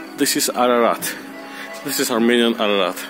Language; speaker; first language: English; non-native, learner; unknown